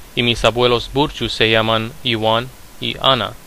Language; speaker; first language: Spanish; non-native, fluent; Romanian